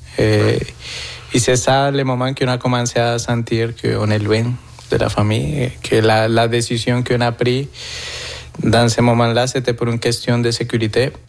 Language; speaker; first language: French; non-native, fluent; Spanish